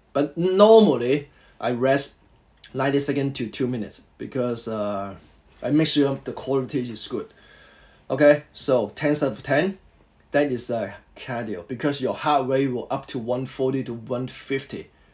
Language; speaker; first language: English; non-native, local second language; Cantonese